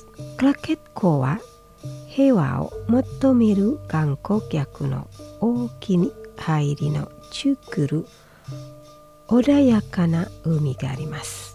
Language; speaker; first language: Japanese; non-native, fluent; Indonesian